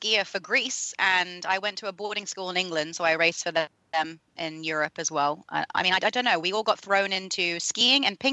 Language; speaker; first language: English; native; English